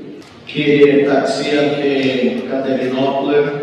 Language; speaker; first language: Greek; non-native, fluent; Portuguese